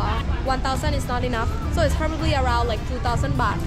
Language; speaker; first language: English; non-native, learner; Thai